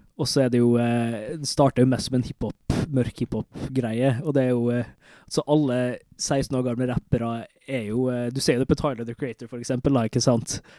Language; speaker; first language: Norwegian; native; Norwegian